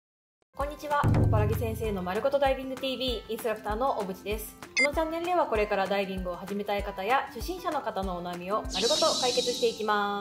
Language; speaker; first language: Japanese; native; Japanese